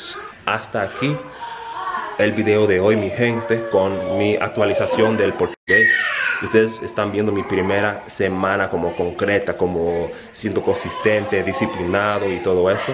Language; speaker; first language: Spanish; early bilingual, heritage; Spanish